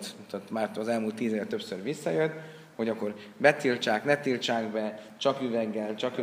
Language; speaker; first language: Hungarian; native; Hungarian